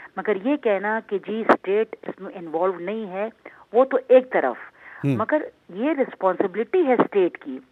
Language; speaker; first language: Urdu; non-native, fluent; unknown